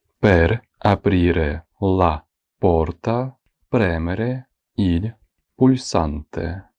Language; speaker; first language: Italian; non-native, fluent; Ukrainian